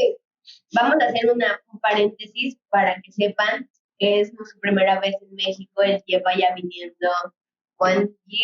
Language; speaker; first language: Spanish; early bilingual, heritage; Spanish